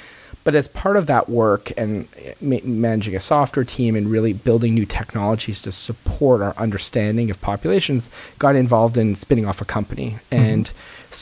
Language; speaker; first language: English; native; English